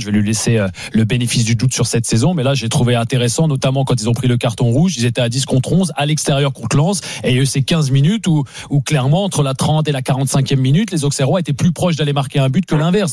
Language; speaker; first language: French; native; French